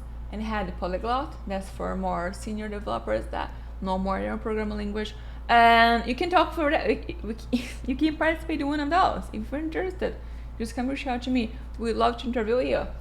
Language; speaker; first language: English; non-native, fluent; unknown